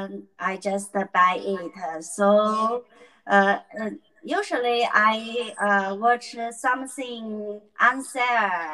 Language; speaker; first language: English; non-native, learner; Chinese